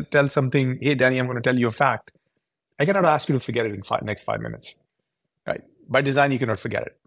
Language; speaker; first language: English; non-native, local second language; Urdu